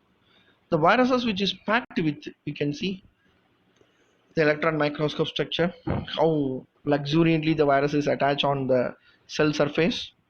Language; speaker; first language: English; non-native, local second language; Tamil